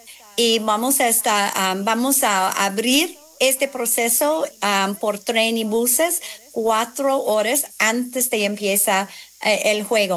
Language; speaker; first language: Spanish; non-native, fluent; English